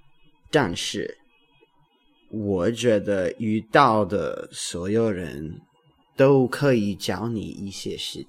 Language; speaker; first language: Chinese; non-native, learner; English